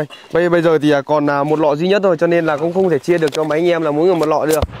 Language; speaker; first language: Vietnamese; native; Vietnamese